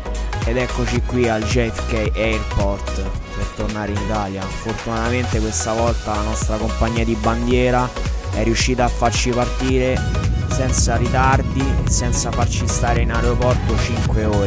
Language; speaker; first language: Italian; native; Italian